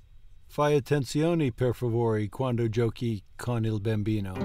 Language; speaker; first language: Italian; non-native, learner; English